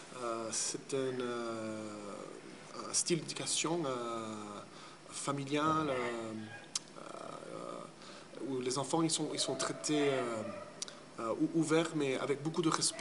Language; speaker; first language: French; early bilingual, heritage; English